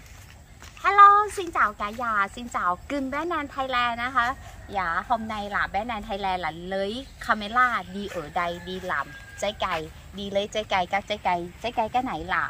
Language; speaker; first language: Vietnamese; non-native, learner; Thai